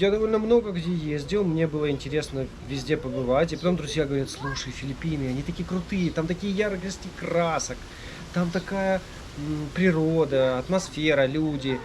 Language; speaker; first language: Russian; native; Russian